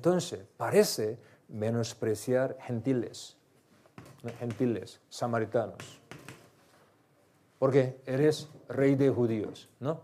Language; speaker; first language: Spanish; non-native, learner; Korean